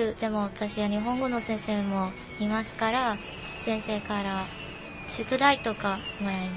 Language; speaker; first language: Japanese; non-native, learner; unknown